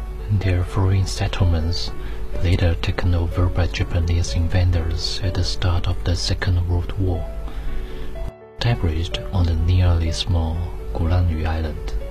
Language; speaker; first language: English; non-native, fluent; Chinese